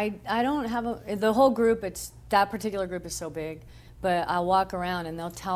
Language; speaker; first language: English; native; English